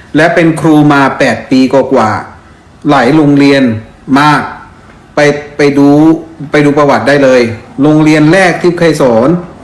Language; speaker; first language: Thai; non-native, fluent; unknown